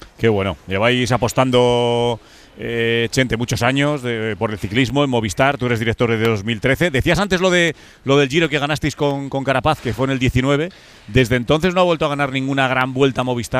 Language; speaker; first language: Spanish; native; Spanish